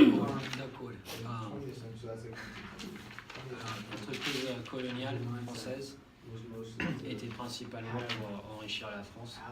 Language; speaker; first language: French; non-native, fluent; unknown